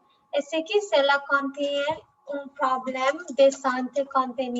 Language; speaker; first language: French; non-native, learner; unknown